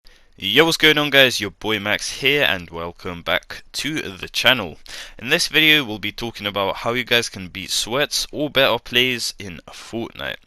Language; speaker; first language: English; native; English